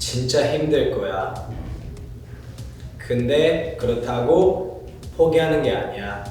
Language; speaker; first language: Korean; non-native, fluent; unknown